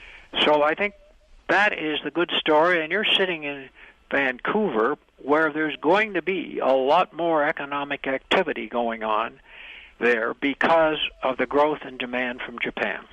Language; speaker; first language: English; native; English